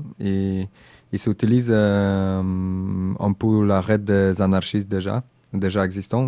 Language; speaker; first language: French; non-native, learner; Indonesian